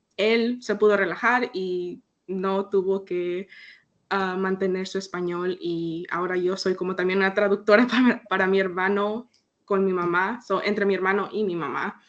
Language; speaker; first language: Spanish; early bilingual, heritage; Spanish